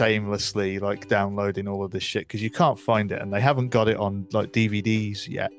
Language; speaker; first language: English; native; English